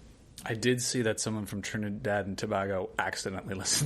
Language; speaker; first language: English; native; English